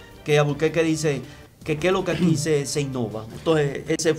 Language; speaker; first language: Spanish; native; Spanish